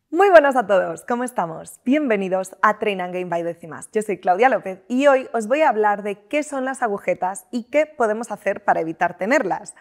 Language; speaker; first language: Spanish; native; Spanish